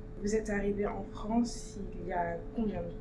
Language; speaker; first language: French; native; French